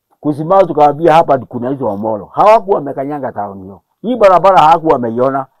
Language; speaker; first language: Swahili; non-native, local second language; Kikuyu